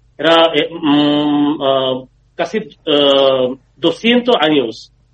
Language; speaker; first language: Spanish; non-native, learner; Bangla